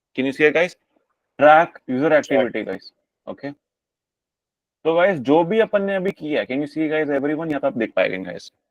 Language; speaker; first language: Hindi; native; Hindi